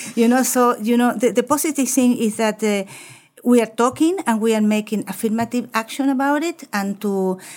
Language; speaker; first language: English; non-native, fluent; Spanish